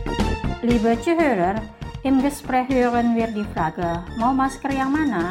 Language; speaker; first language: German; non-native, fluent; Indonesian